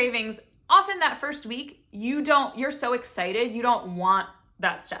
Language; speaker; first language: English; native; English